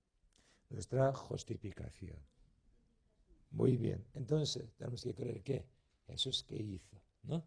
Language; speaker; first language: Spanish; non-native, learner; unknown